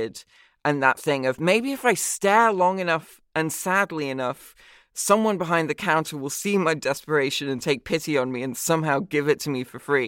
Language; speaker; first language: English; native; English